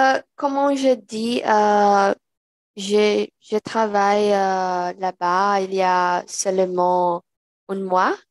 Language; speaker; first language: French; non-native, learner; Portuguese